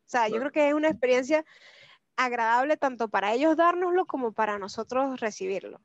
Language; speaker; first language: Spanish; native; Spanish